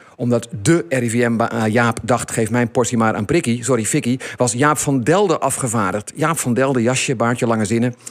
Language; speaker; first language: Dutch; native; Dutch